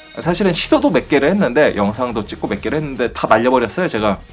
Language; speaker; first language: Korean; native; Korean